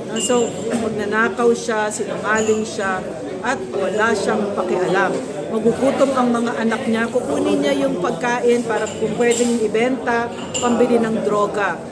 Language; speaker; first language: Filipino; native; Filipino